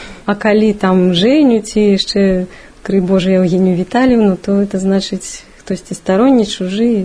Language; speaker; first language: Belarusian; non-native, local second language; Russian